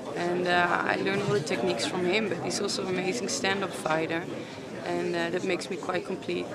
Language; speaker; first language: English; non-native, fluent; Dutch